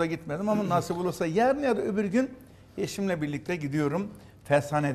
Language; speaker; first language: Turkish; native; Turkish